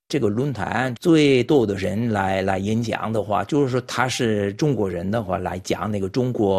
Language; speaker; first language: Chinese; non-native, fluent; French